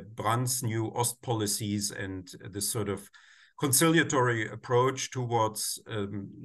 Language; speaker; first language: English; non-native, fluent; German